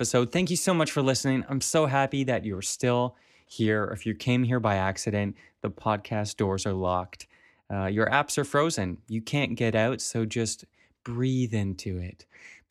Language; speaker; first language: English; native; English